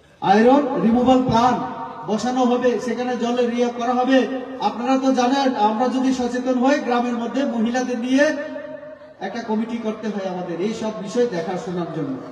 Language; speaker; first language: Bangla; non-native, local second language; Kok Borok